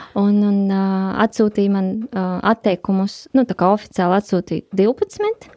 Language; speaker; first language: Latvian; non-native, local second language; Russian